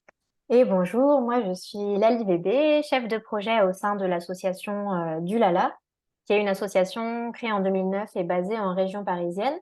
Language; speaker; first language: French; native; French